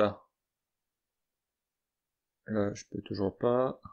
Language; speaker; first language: French; native; French